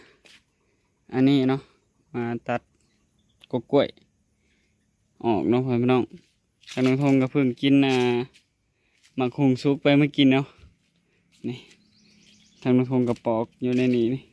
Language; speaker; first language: Thai; non-native, local second language; Lao